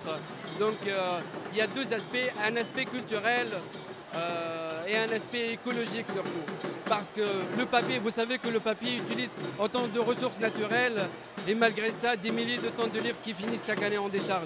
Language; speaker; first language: French; non-native, local second language; Arabic